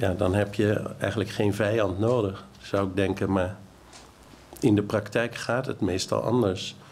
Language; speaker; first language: Dutch; native; Dutch